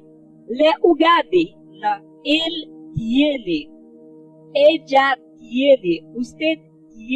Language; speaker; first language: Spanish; non-native, fluent; Haitian Creole